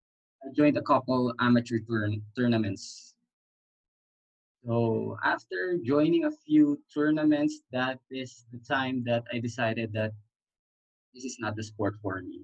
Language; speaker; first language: English; non-native, local second language; Filipino